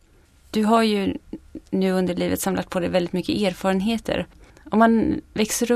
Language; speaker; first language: Swedish; native; Swedish